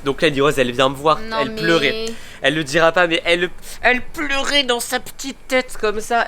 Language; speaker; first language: French; native; French